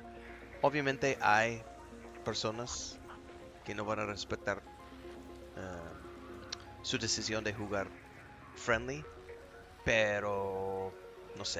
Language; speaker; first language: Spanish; non-native, learner; English